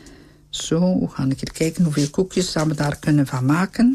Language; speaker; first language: Dutch; native; Dutch